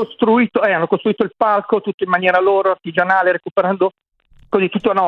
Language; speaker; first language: Italian; native; Italian